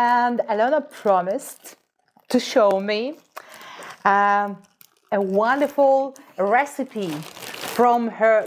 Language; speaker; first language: English; non-native, fluent; Russian